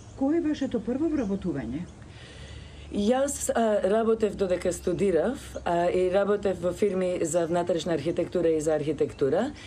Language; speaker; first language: Macedonian; early bilingual, other home language; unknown